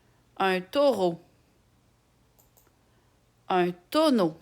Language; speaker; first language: French; native; French